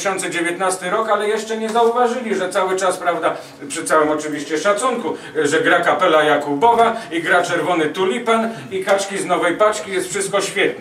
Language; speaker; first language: Polish; native; Polish